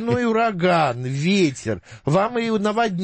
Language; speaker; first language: Russian; native; Russian